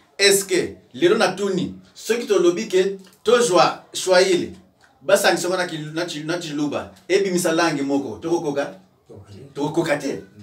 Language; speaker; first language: Lingala; non-native, local second language; Kongo